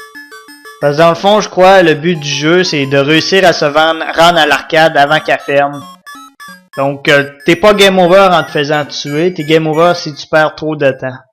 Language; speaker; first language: French; native; French